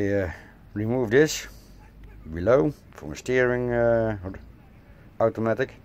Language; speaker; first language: English; non-native, learner; Dutch